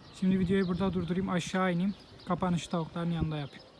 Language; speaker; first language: Turkish; native; Turkish